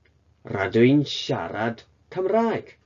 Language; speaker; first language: Welsh; non-native, fluent; Japanese